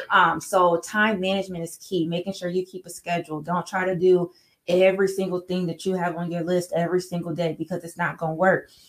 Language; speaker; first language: English; native; English